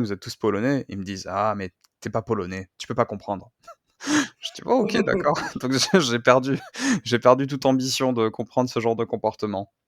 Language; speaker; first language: French; native; French